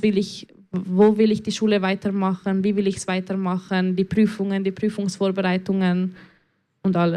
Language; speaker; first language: German; early bilingual, other home language; Spanish